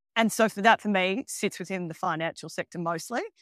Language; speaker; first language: English; native; English